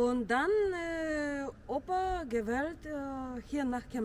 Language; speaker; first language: German; non-native, learner; Russian